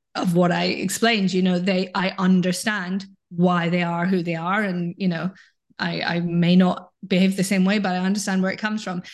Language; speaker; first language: English; native; English